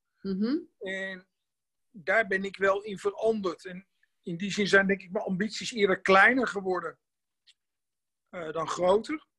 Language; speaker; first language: Dutch; native; Dutch